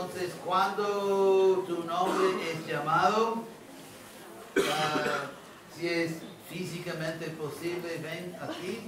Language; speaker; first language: Spanish; non-native, fluent; English